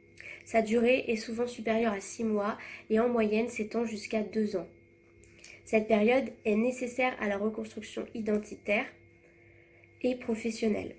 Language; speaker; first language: French; native; French